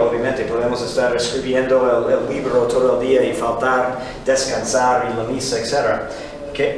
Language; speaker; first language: Spanish; non-native, fluent; English